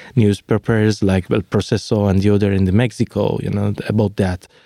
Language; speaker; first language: English; non-native, fluent; Persian